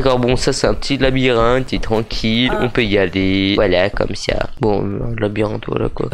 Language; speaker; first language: French; native; French